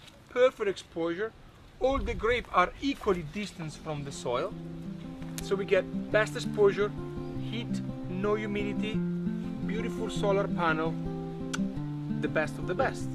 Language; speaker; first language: English; non-native, fluent; Italian